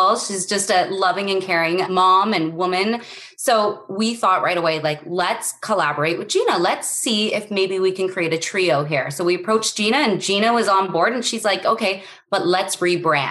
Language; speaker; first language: English; native; English